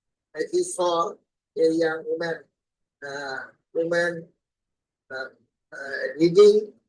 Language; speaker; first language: English; non-native, learner; Bangla